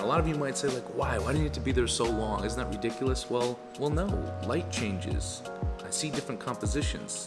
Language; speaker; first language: English; native; English